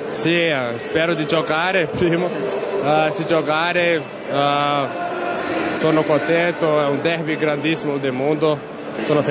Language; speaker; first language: Italian; non-native, learner; Portuguese